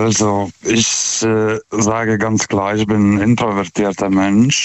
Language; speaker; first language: German; non-native, fluent; Lithuanian